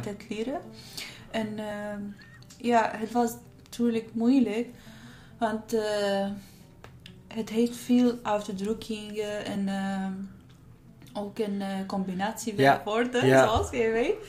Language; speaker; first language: Dutch; non-native, learner; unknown